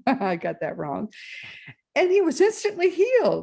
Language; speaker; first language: English; native; English